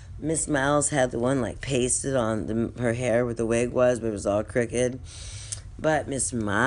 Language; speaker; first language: English; native; English